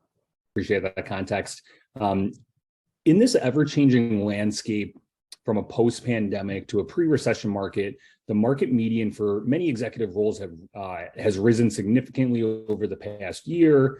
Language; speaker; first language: English; native; English